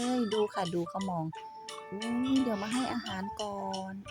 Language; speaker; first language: Thai; native; Thai